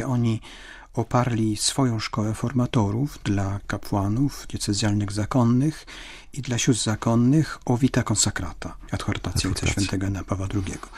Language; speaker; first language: Polish; native; Polish